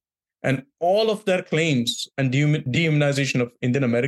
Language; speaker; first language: English; non-native, local second language; Tamil